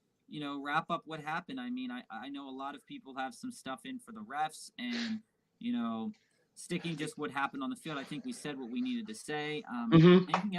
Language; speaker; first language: English; native; English